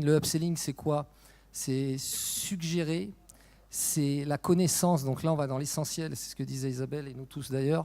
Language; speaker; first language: French; native; French